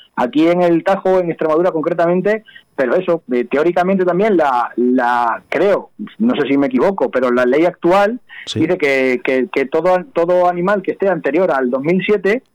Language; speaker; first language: Spanish; native; Spanish